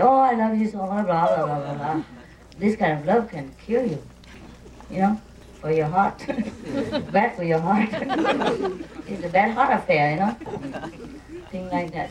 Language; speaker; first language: English; non-native, fluent; Vietnamese